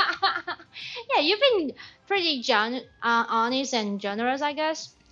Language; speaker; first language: English; non-native, learner; Chinese